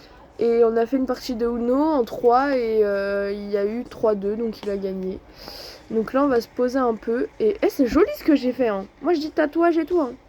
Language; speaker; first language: French; native; French